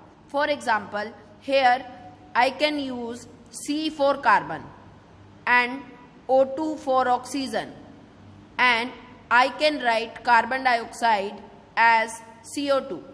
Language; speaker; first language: English; non-native, local second language; Hindi